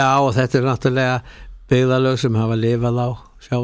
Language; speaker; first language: Icelandic; native; Icelandic